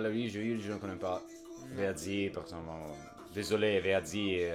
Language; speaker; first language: French; non-native, fluent; Italian